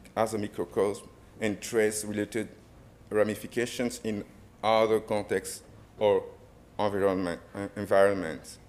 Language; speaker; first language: English; non-native, fluent; French